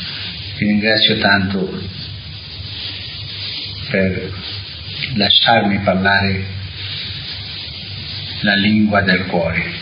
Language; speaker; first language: Italian; non-native, fluent; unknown